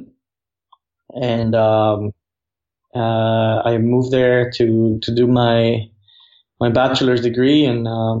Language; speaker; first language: English; non-native, fluent; Spanish